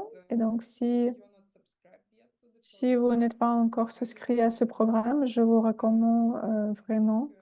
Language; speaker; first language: French; non-native, fluent; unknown